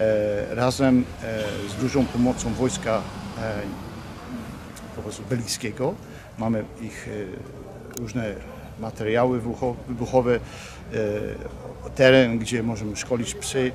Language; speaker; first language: Polish; early bilingual, heritage; Polish